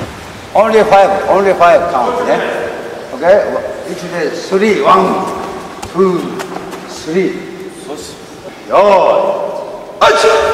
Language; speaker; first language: English; non-native, learner; Japanese